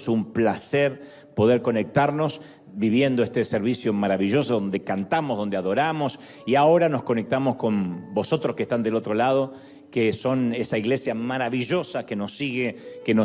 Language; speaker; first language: Spanish; native; Spanish